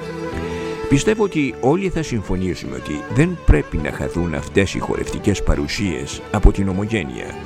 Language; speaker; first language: Greek; native; Greek